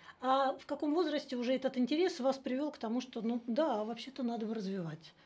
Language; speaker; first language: Russian; native; Russian